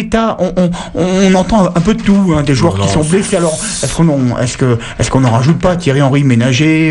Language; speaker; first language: French; native; French